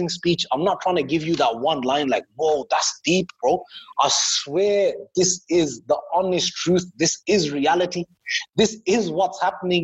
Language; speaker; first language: English; native; English